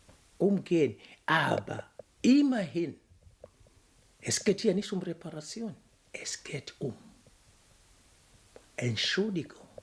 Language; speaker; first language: German; non-native, fluent; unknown